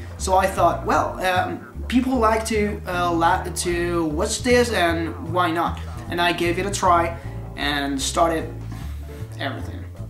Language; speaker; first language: English; non-native, fluent; Spanish